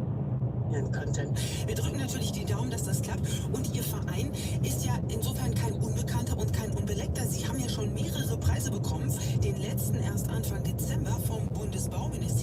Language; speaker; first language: German; native; German